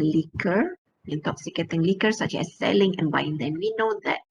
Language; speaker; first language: English; non-native, local second language; Malay